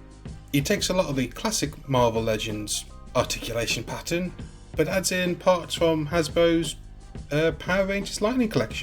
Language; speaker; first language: English; native; English